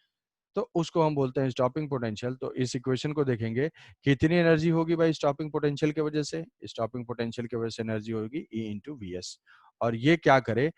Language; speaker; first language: Hindi; native; Hindi